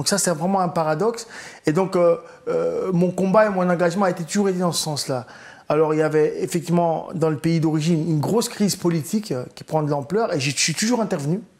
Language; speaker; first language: French; early bilingual, other home language; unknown